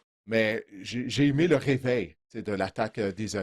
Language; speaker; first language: French; native; French